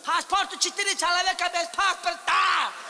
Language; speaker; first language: Russian; non-native, learner; Tajik